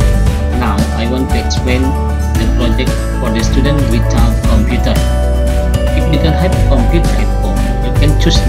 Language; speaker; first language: English; non-native, learner; Indonesian